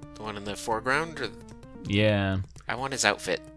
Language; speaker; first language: English; native; English